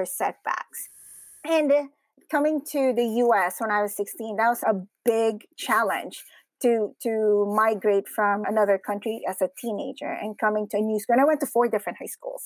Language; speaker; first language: English; non-native, local second language; Filipino